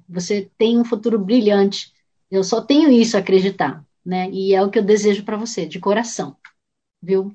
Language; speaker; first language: Portuguese; native; Portuguese